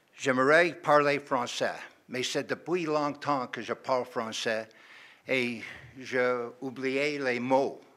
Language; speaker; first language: French; non-native, learner; English